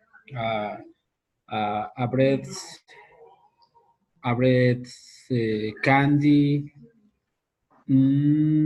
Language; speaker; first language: English; non-native, learner; Spanish